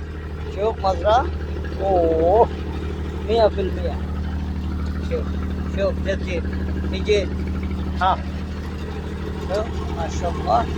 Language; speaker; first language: Arabic; non-native, learner; Bangla